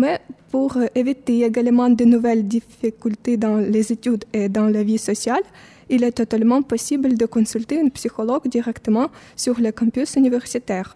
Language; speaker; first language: French; non-native, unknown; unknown